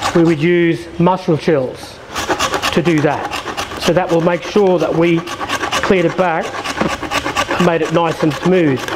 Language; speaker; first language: English; native; English